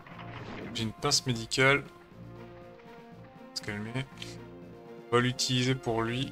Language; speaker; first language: French; native; French